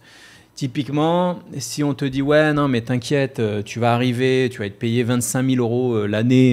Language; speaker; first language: French; native; French